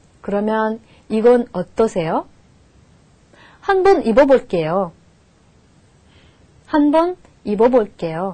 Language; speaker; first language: Korean; non-native, fluent; Russian